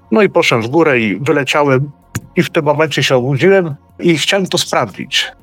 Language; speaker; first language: Polish; early bilingual, heritage; Polish